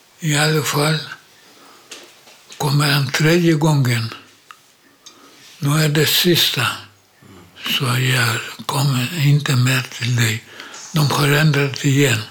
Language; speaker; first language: Swedish; non-native, learner; Polish